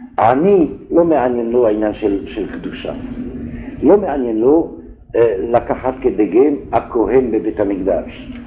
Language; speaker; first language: Hebrew; non-native, fluent; French